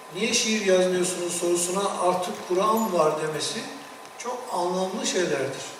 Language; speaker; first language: Turkish; native; Turkish